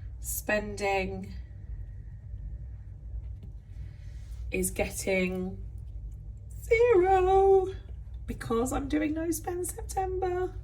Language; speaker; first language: English; native; English